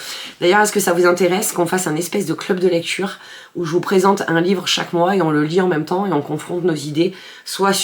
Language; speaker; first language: French; native; French